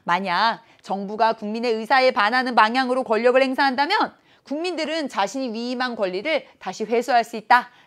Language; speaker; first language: Korean; native; Korean